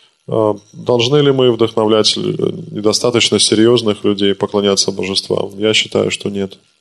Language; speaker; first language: Russian; native; Russian